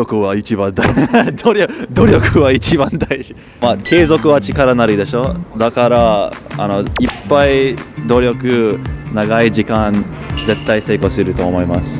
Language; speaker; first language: Japanese; non-native, learner; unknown